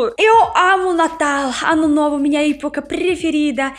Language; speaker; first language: Portuguese; non-native, learner; Russian